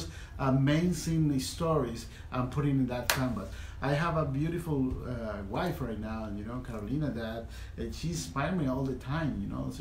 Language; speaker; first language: English; non-native, fluent; Spanish